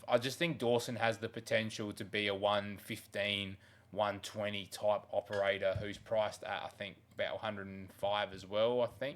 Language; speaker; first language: English; native; English